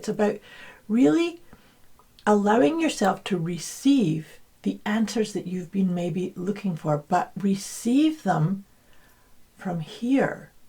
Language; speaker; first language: English; native; English